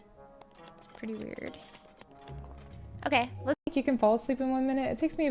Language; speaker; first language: English; native; English